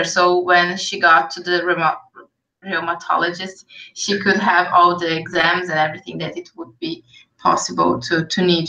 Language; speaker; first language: English; non-native, fluent; Portuguese